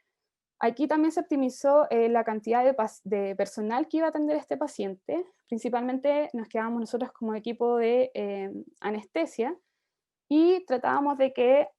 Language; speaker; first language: Spanish; native; Spanish